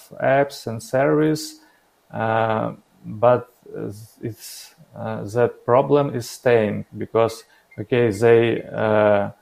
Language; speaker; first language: English; non-native, learner; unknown